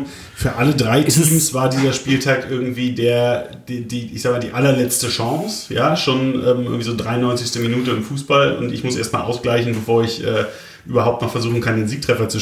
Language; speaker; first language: German; native; German